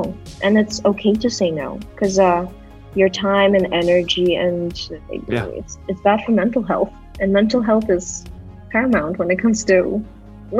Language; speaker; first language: English; non-native, fluent; Russian